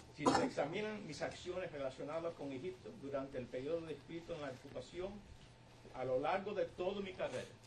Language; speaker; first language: Spanish; early bilingual, heritage; Spanish